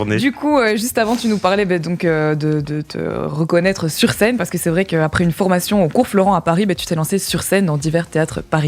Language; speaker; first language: French; native; French